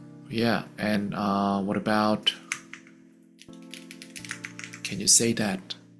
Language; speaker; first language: English; non-native, fluent; Korean